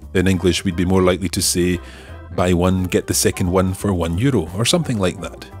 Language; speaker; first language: English; native; English